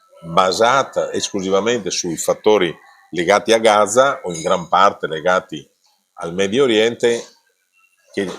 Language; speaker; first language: Italian; native; Italian